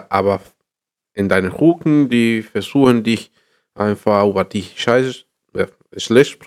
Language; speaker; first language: German; non-native, learner; Spanish